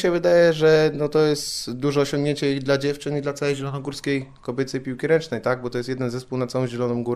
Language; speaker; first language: Polish; native; Polish